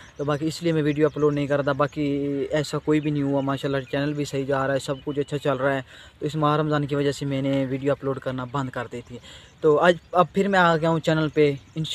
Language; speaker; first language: Urdu; non-native, local second language; Saraiki